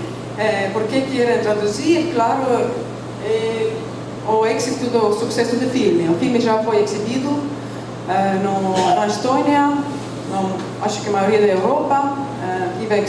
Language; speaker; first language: Portuguese; non-native, fluent; Estonian